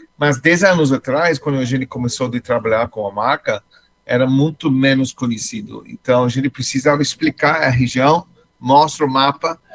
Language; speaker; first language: Portuguese; non-native, fluent; English